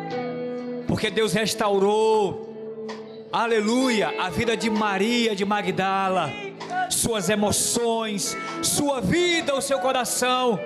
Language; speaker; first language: Portuguese; native; Portuguese